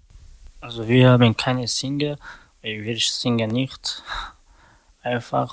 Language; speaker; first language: German; non-native, learner; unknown